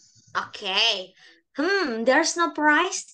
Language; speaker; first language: English; non-native, local second language; Indonesian